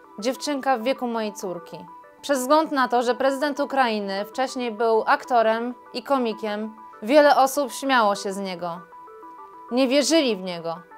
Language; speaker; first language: Polish; native; Polish